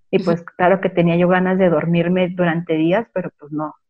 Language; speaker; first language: Spanish; native; Spanish